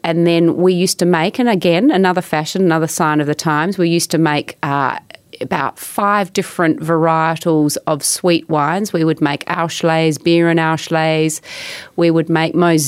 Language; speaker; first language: English; native; English